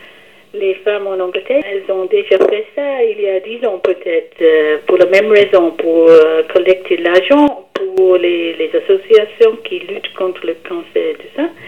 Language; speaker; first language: French; non-native, fluent; English